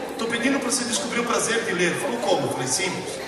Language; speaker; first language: Portuguese; early bilingual, other home language; Italian